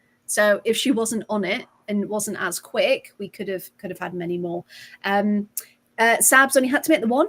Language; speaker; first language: English; native; English